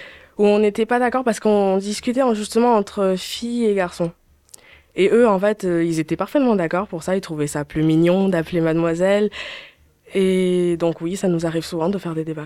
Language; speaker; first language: French; early bilingual, other home language; Chinese